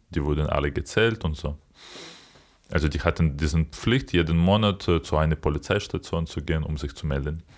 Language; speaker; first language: German; non-native, fluent; Ukrainian